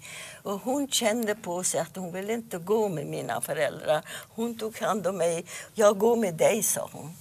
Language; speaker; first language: Swedish; non-native, fluent; Yiddish